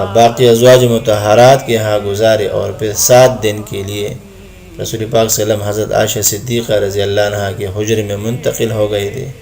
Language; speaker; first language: Urdu; non-native, local second language; Pashto